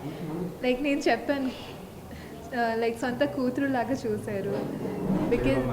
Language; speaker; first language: Telugu; non-native, local second language; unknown